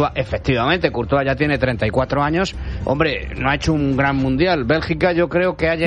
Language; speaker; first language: Spanish; native; Spanish